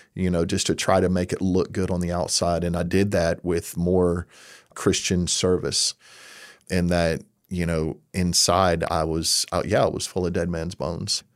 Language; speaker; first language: English; native; English